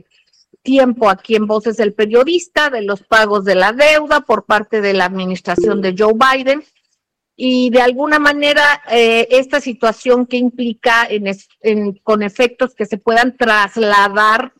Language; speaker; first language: Spanish; native; Spanish